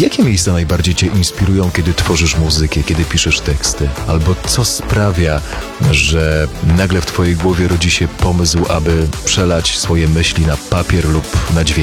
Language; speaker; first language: Polish; native; Polish